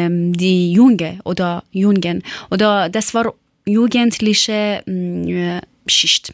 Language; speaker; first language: German; non-native, learner; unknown